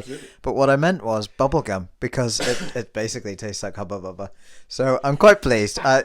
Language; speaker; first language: English; native; English